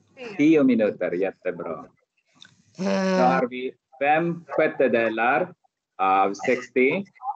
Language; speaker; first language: Swedish; non-native, fluent; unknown